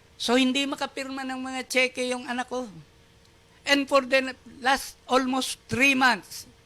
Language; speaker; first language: Filipino; non-native, local second language; Bikol